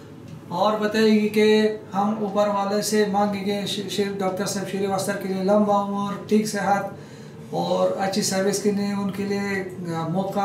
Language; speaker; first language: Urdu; non-native, learner; Persian